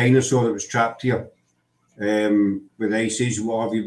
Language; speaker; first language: English; native; English